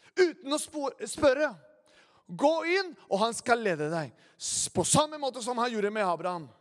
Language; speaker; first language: Norwegian; non-native, fluent; Spanish